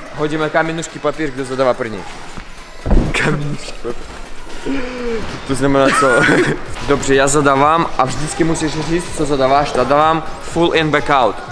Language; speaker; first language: Czech; early bilingual, other home language; Russian